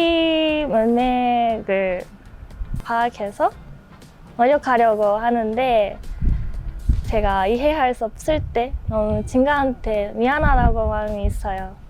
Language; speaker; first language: Korean; non-native, learner; Japanese